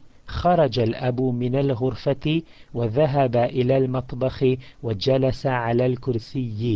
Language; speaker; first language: Arabic; non-native, fluent; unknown